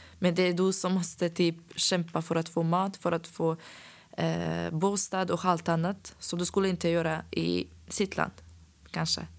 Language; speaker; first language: Swedish; non-native, fluent; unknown